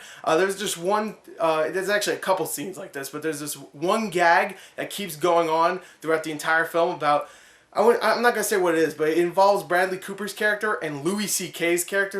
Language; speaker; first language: English; native; English